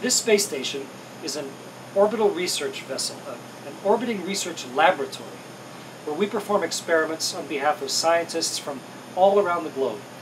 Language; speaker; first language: English; native; English